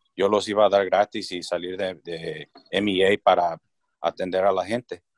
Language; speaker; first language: Spanish; early bilingual, heritage; Spanish